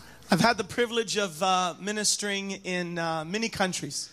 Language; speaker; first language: English; native; English